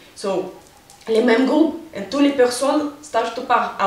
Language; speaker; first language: French; non-native, learner; Ukrainian